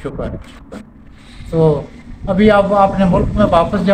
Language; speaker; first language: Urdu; non-native, local second language; Punjabi